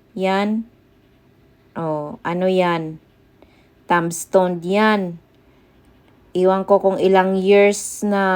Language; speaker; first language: Filipino; non-native, local second language; Cebuano